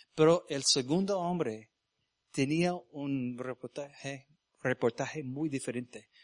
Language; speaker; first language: Spanish; early bilingual, heritage; Spanish